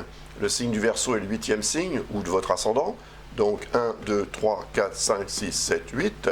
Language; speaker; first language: French; native; French